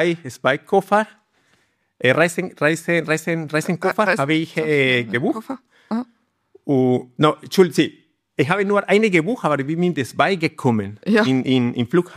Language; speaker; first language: German; non-native, learner; Spanish